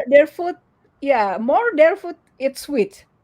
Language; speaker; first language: English; non-native, learner; Indonesian